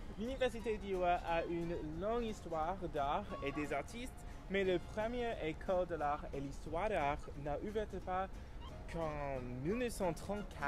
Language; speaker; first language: French; non-native, learner; English